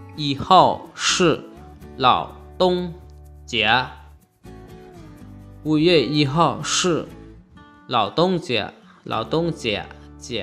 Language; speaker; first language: Chinese; non-native, fluent; Lao